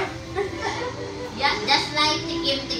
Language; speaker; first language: English; non-native, local second language; Filipino